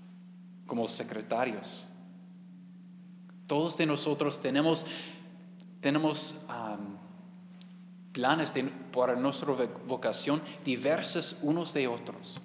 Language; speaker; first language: Spanish; non-native, learner; English